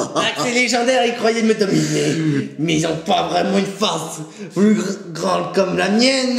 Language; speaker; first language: French; native; French